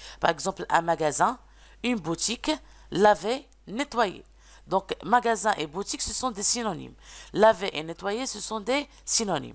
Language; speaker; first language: French; non-native, local second language; Arabic